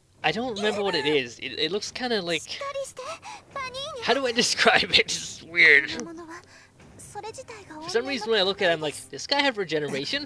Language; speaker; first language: English; native; English